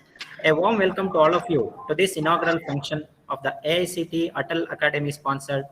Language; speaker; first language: English; non-native, local second language; Kannada